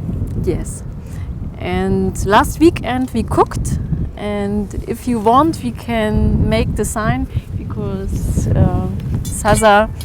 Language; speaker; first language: English; non-native, learner; German